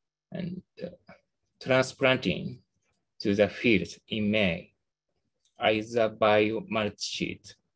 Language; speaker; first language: English; non-native, learner; Japanese